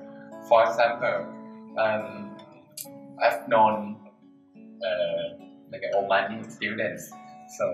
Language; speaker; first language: English; non-native, learner; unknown